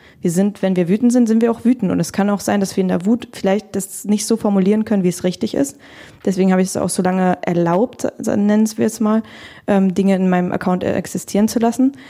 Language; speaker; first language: German; early bilingual, other home language; Russian